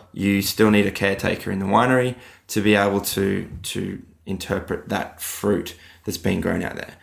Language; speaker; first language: English; native; English